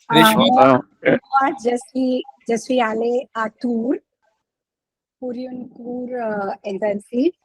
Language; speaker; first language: French; non-native, learner; Hindi